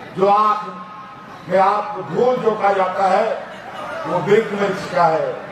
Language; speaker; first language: Hindi; native; Hindi